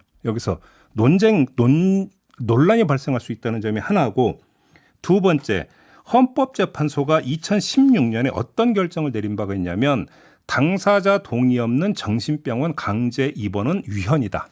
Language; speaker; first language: Korean; native; Korean